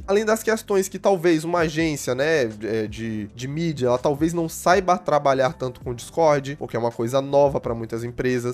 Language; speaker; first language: Portuguese; native; Portuguese